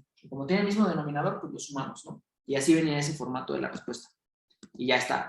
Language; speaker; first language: Spanish; native; Spanish